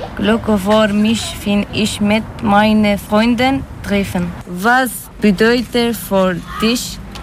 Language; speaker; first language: German; non-native, learner; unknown